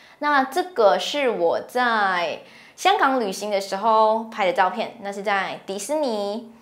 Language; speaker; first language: Chinese; native; Chinese